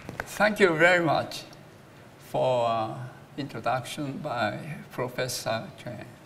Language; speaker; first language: English; non-native, fluent; Japanese